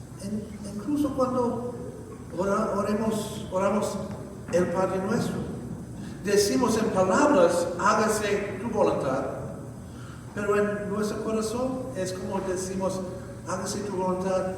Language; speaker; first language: Spanish; non-native, fluent; English